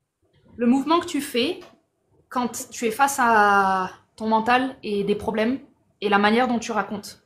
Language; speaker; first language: French; native; French